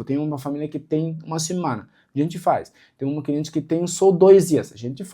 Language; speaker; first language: Portuguese; non-native, local second language; Arabic